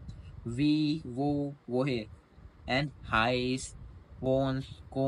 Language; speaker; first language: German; non-native, learner; Hindi